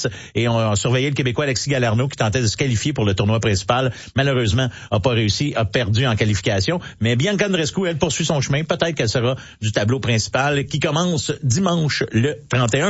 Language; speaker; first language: French; native; French